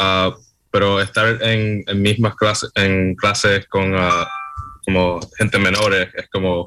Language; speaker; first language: Spanish; early bilingual, heritage; Spanish